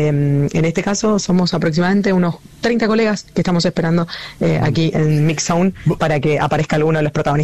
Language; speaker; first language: Spanish; native; Spanish